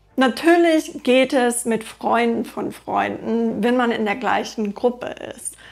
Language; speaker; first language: German; non-native, fluent; English